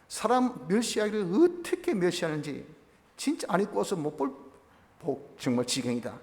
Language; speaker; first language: Korean; native; Korean